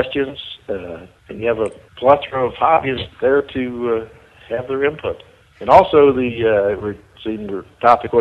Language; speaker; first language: English; native; English